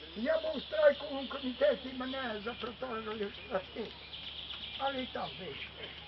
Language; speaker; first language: Ukrainian; native; Ukrainian